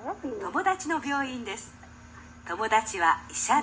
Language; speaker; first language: Japanese; non-native, learner; Filipino